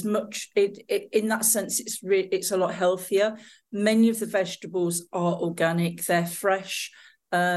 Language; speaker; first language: English; native; English